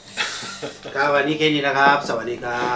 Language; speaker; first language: Thai; non-native, fluent; Japanese